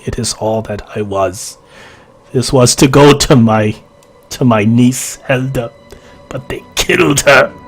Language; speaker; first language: English; native; English